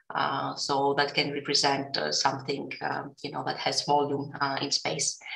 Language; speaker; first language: English; non-native, fluent; Greek